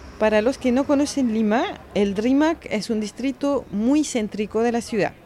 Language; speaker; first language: Spanish; non-native, fluent; French